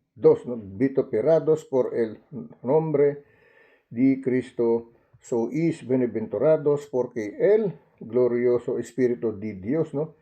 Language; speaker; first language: Spanish; non-native, learner; Filipino